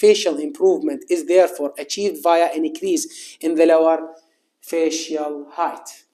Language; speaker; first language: English; non-native, fluent; Arabic